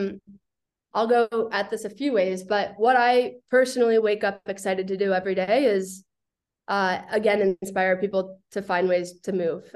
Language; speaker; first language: English; native; English